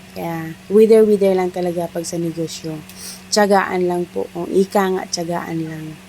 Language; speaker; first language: Filipino; non-native, local second language; Iloko